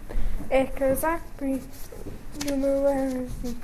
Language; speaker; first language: French; non-native, learner; English